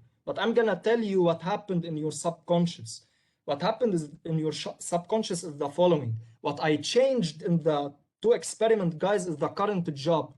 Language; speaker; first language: English; non-native, local second language; Arabic